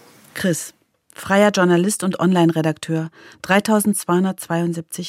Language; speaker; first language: German; native; German